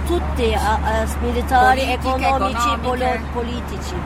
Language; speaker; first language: Italian; non-native, fluent; Turkish